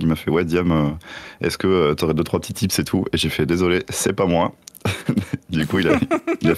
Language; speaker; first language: French; native; French